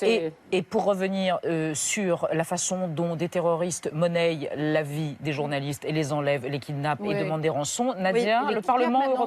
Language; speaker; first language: French; native; French